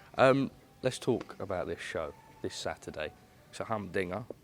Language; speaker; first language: English; native; English